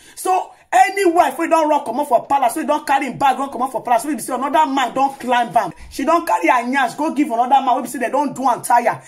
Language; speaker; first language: Nigerian Pidgin; non-native, local second language; Yoruba